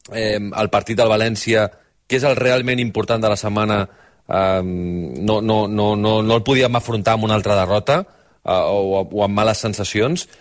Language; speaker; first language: Catalan; native; Catalan